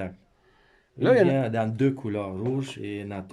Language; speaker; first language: French; non-native, fluent; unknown